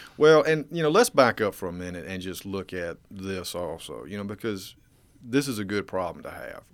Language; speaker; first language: English; native; English